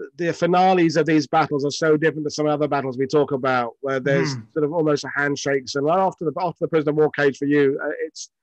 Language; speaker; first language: English; native; English